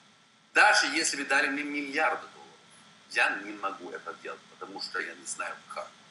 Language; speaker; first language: Russian; non-native, fluent; Swedish